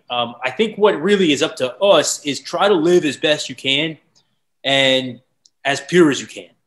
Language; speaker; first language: English; native; English